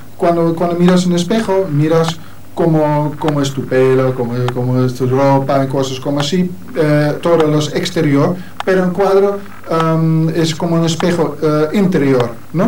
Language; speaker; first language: Spanish; non-native, learner; Dutch